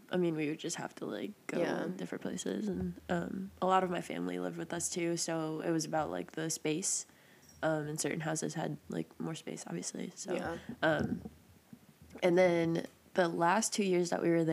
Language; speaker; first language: English; native; English